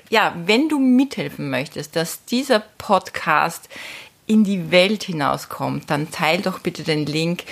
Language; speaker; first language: German; native; German